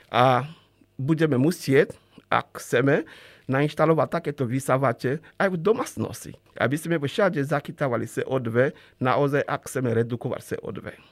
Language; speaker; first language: Slovak; non-native, fluent; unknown